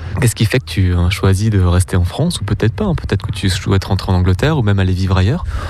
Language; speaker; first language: French; native; French